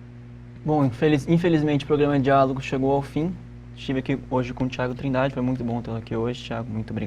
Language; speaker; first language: Portuguese; native; Portuguese